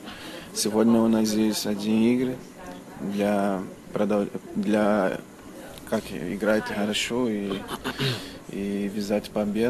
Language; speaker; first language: Russian; non-native, learner; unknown